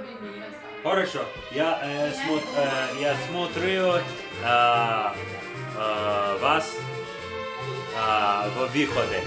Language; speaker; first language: Russian; non-native, learner; English